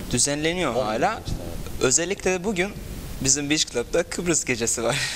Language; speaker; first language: Turkish; non-native, fluent; Arabic